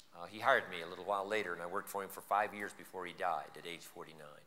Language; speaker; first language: English; native; English